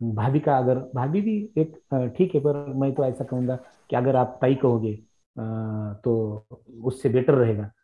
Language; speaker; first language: Hindi; non-native, local second language; Marathi